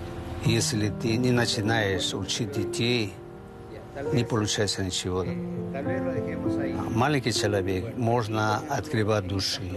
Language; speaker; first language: Russian; non-native, learner; Spanish